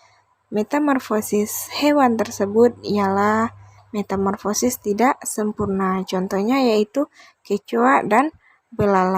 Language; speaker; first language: Indonesian; native; Indonesian